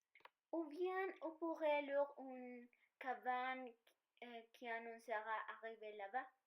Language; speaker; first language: French; non-native, learner; Spanish